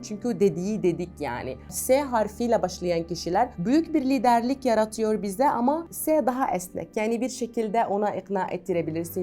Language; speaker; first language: Turkish; non-native, fluent; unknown